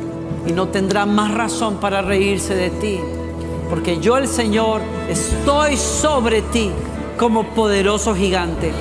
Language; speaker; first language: Spanish; native; Spanish